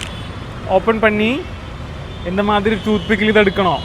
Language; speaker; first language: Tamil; non-native, learner; Malayalam